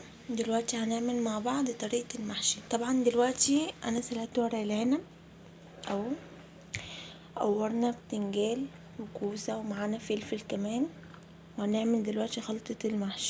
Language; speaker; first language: Arabic; native; Arabic